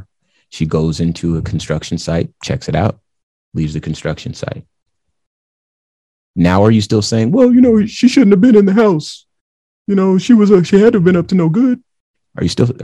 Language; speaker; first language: English; native; English